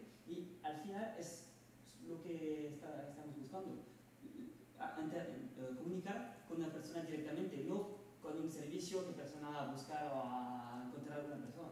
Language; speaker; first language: Spanish; non-native, fluent; French